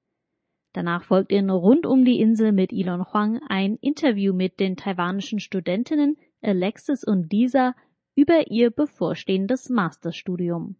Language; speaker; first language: German; native; German